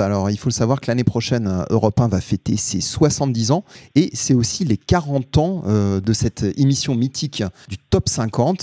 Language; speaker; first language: French; native; French